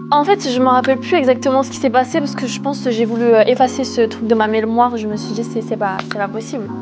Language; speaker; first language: French; early bilingual, other home language; Malagasy